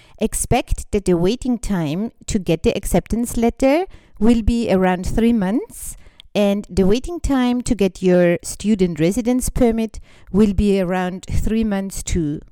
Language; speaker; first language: English; non-native, fluent; German